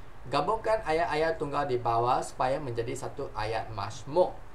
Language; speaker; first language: Malay; non-native, local second language; Chinese